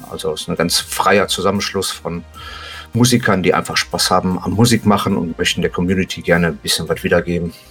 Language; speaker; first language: German; native; German